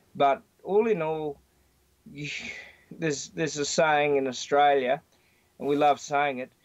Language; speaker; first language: English; native; English